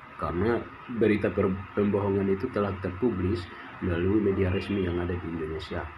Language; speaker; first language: Indonesian; native; Indonesian